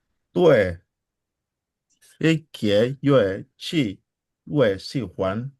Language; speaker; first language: Chinese; non-native, learner; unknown